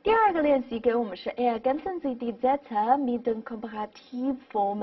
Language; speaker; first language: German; non-native, fluent; Chinese